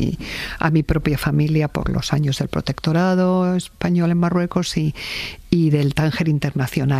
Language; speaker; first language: Spanish; native; Spanish